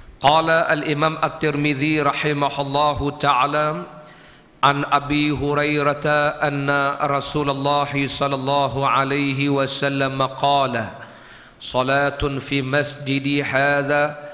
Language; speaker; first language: Malay; native; Malay